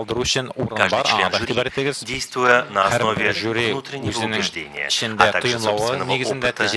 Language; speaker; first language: Russian; native; Russian